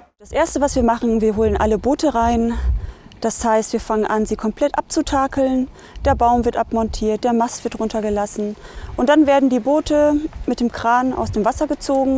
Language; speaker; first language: German; native; German